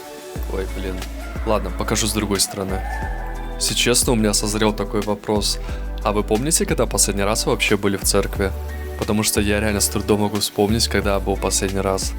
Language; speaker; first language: Russian; native; Russian